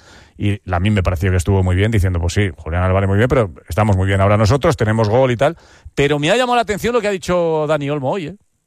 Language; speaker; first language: Spanish; native; Spanish